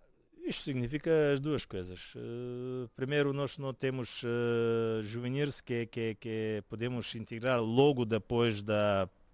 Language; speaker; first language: Portuguese; non-native, fluent; Bulgarian